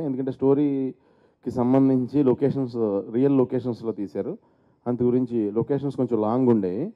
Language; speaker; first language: Telugu; native; Telugu